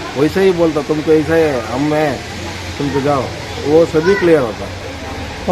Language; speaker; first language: Hindi; non-native, local second language; Kannada